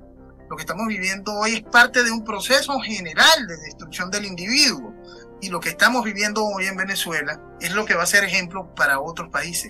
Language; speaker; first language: Spanish; native; Spanish